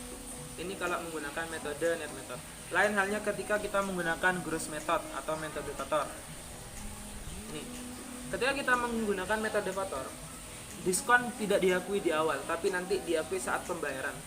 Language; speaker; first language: Indonesian; native; Indonesian